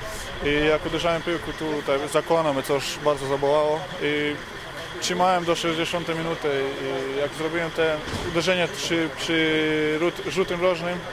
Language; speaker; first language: Polish; non-native, learner; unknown